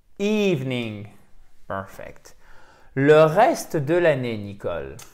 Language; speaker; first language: French; native; French